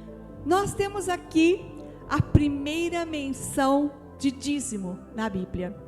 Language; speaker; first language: Portuguese; native; Portuguese